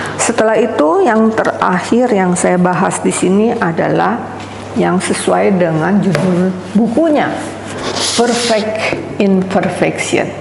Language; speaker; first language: Indonesian; native; Indonesian